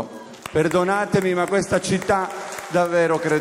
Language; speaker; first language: Italian; native; Italian